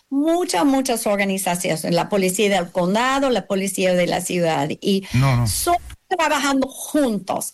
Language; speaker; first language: Spanish; non-native, learner; English